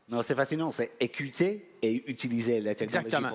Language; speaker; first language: French; non-native, fluent; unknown